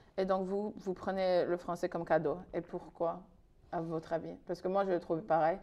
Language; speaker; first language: French; non-native, fluent; English